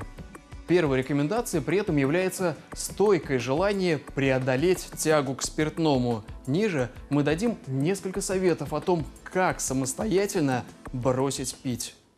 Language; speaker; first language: Russian; native; Russian